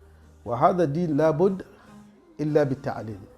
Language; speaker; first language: Arabic; non-native, fluent; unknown